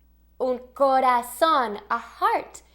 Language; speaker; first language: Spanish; non-native, fluent; English